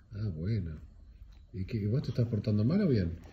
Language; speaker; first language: Spanish; native; Spanish